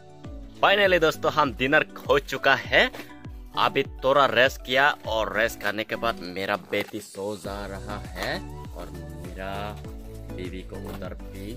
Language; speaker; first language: Hindi; non-native, local second language; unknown